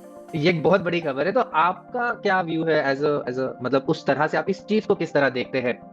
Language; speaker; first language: Hindi; native; Hindi